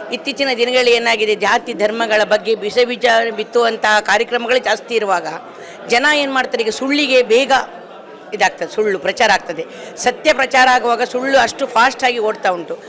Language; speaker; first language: Kannada; non-native, local second language; Konkani